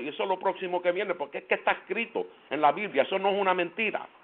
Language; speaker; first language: Spanish; non-native, fluent; English